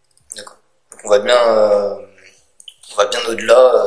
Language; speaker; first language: French; native; French